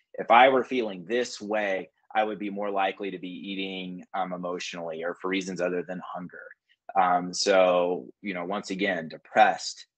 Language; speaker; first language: English; native; English